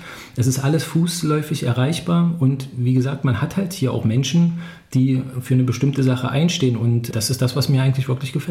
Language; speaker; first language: German; native; German